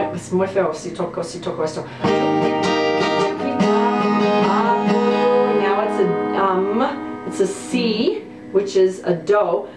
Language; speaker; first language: English; native; English